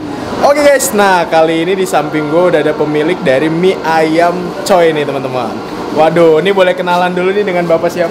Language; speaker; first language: Indonesian; native; Indonesian